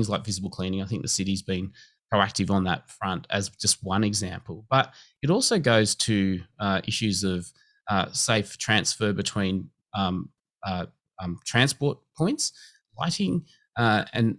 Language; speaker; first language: English; native; English